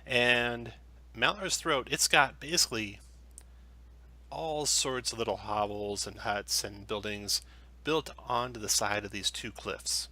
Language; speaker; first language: English; native; English